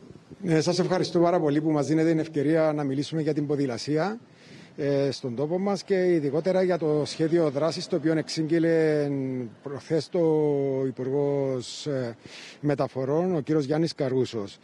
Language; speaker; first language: Greek; native; Greek